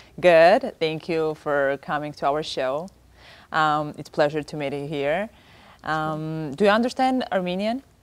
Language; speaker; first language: English; non-native, learner; Armenian